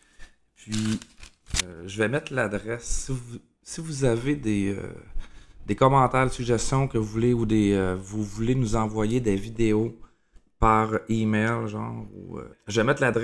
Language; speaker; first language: French; native; French